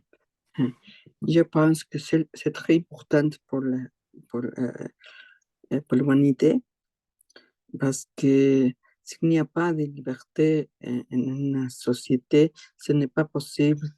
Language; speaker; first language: French; non-native, learner; Spanish